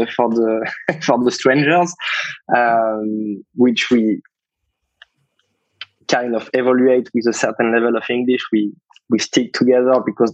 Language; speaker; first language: English; non-native, fluent; French